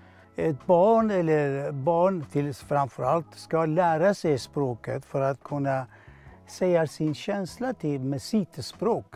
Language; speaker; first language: Swedish; non-native, fluent; Persian